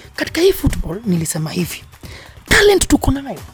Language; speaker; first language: Swahili; native; Swahili